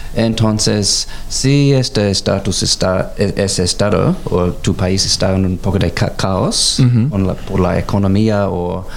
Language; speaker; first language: Spanish; non-native, learner; English